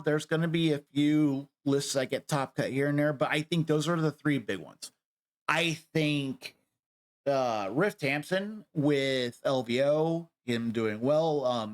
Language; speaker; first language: English; native; English